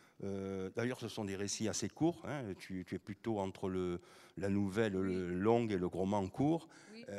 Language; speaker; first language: French; native; French